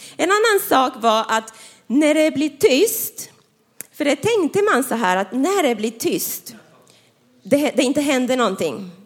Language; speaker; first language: Swedish; non-native, fluent; Spanish